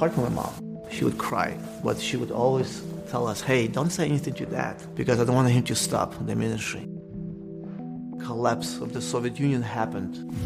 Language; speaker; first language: English; non-native, fluent; Russian